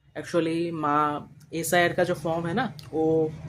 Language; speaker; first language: Hindi; non-native, local second language; Bangla